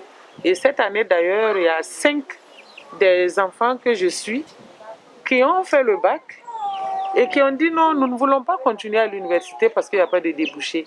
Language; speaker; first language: French; non-native, local second language; Mossi